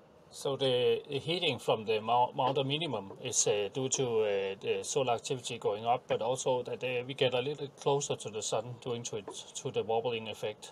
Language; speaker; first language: English; non-native, fluent; Danish